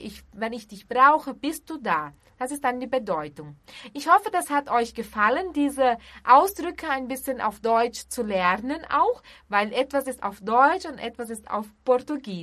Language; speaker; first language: German; non-native, fluent; Portuguese